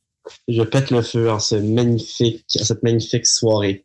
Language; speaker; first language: French; native; French